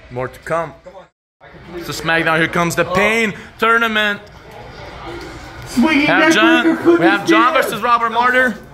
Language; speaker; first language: English; non-native, fluent; Bulgarian